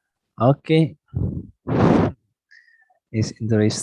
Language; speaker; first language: English; non-native, fluent; Indonesian